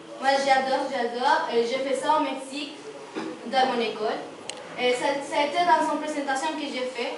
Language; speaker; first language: French; non-native, learner; Spanish